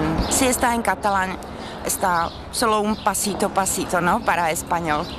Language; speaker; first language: Spanish; non-native, fluent; Czech